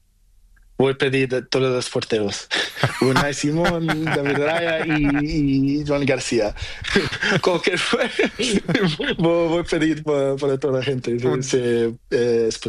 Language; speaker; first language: Spanish; non-native, learner; Portuguese